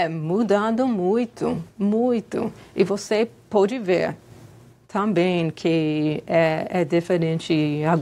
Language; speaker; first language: Portuguese; non-native, fluent; English